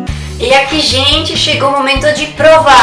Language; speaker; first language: Portuguese; non-native, learner; French